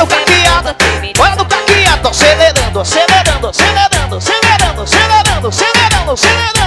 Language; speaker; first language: Portuguese; native; Portuguese